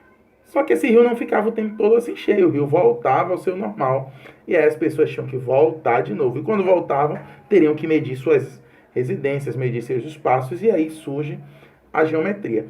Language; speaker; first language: Portuguese; native; Portuguese